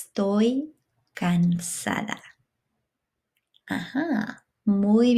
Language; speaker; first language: Spanish; non-native, fluent; English